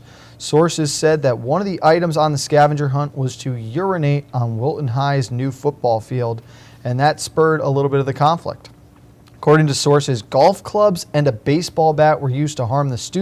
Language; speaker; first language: English; native; English